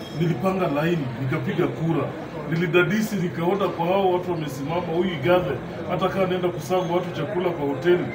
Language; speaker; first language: Swahili; non-native, local second language; Luyia